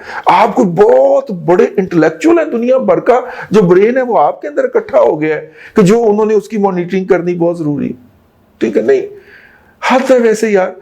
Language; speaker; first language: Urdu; non-native, local second language; Punjabi